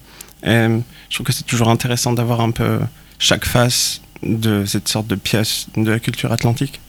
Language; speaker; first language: French; native; French